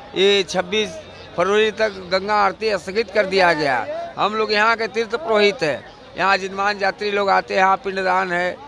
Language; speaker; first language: Hindi; native; Hindi